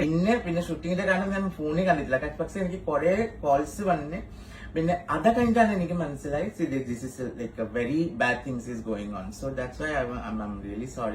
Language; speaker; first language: Malayalam; non-native, fluent; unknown